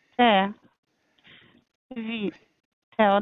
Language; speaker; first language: German; non-native, learner; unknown